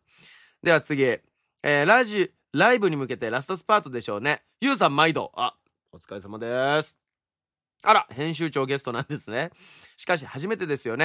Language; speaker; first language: Japanese; native; Japanese